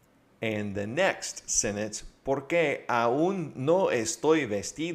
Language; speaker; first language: Spanish; non-native, fluent; English